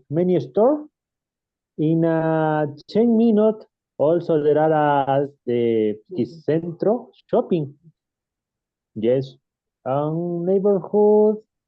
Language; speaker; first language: English; non-native, learner; Spanish